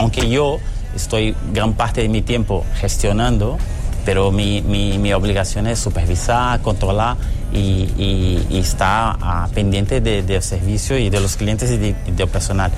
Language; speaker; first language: Spanish; early bilingual, other home language; Portuguese